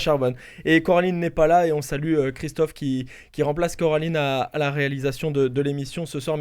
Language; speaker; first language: French; native; French